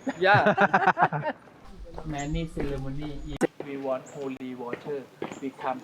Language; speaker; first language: English; non-native, learner; Thai